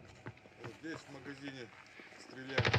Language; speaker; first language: Russian; native; Russian